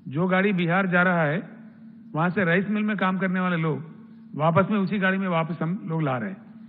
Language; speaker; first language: Hindi; non-native, local second language; Telugu